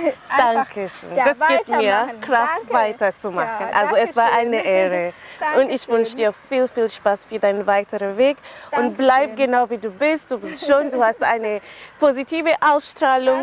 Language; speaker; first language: German; non-native, fluent; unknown